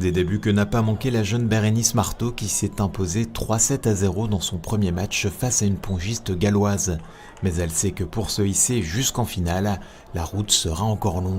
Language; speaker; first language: French; native; French